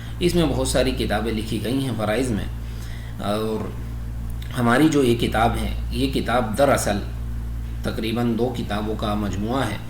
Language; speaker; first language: Urdu; non-native, local second language; Pashto